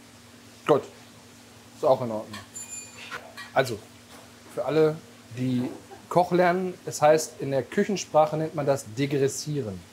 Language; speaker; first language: German; native; German